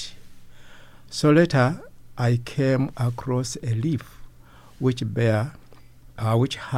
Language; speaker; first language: English; non-native, local second language; Ganda